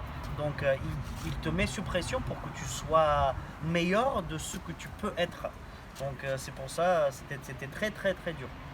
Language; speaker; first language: French; non-native, fluent; Bulgarian